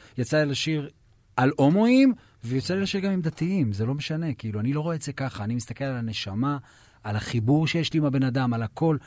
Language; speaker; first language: Hebrew; native; Hebrew